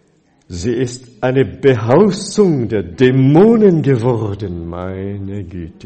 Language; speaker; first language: German; non-native, fluent; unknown